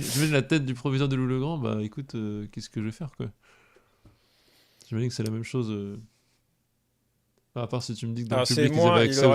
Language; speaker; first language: French; native; French